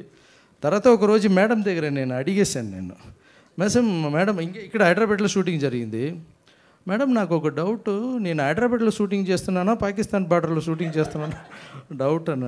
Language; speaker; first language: Telugu; non-native, fluent; Tamil